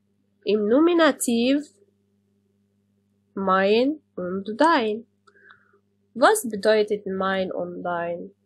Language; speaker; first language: German; non-native, fluent; Arabic